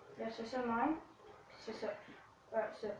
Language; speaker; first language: French; native; French